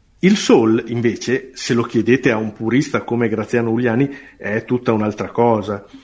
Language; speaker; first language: Italian; native; Italian